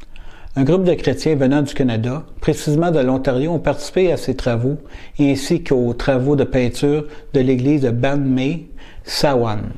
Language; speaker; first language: French; native; French